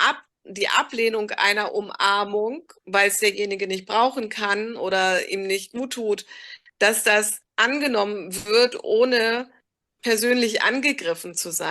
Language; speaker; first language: German; native; German